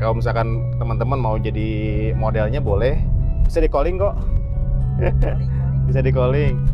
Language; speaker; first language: Indonesian; native; Indonesian